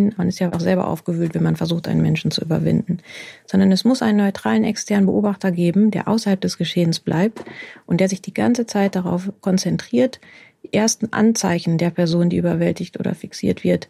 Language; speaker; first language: German; native; German